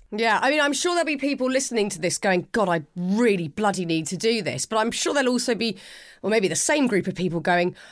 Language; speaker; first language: English; native; English